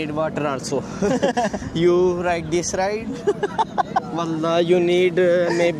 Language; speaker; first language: English; non-native, learner; Urdu